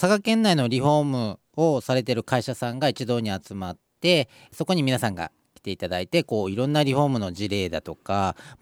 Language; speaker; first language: Japanese; native; Japanese